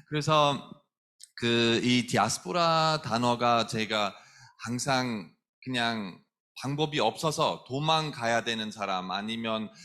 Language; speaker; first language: Korean; non-native, fluent; German